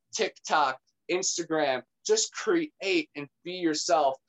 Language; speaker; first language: English; native; English